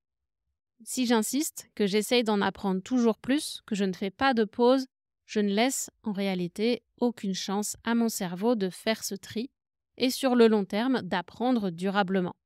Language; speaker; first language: French; native; French